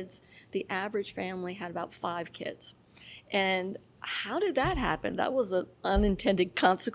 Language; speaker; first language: English; native; English